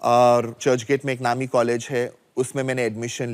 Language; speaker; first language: Hindi; native; Hindi